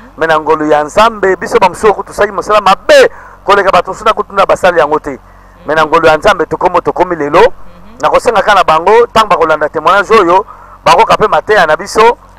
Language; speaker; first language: Lingala; native; Lingala